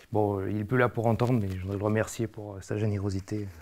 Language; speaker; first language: French; native; French